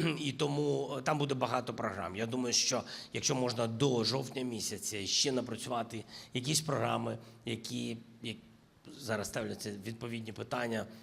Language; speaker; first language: Ukrainian; non-native, local second language; Russian